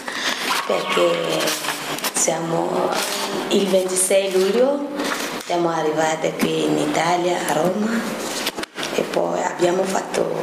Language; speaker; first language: Italian; non-native, learner; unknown